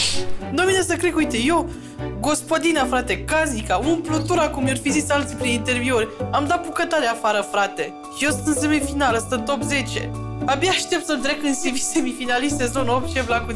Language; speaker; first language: Romanian; native; Romanian